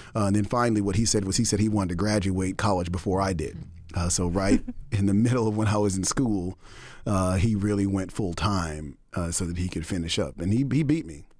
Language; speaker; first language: English; native; English